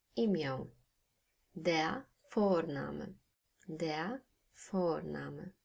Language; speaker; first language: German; non-native, fluent; Polish